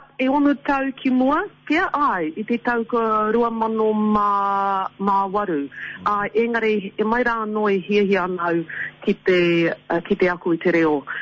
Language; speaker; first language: Māori; non-native, local second language; English